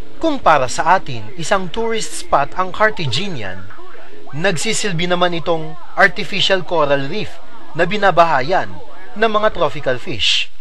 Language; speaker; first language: Filipino; native; Filipino